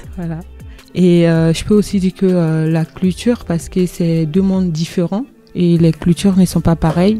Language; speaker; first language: French; non-native, local second language; Dyula